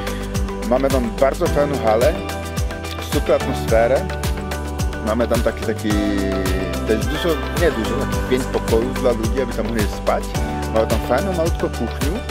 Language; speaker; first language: Polish; non-native, learner; Czech